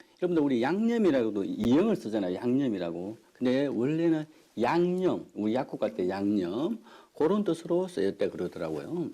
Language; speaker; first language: Korean; native; Korean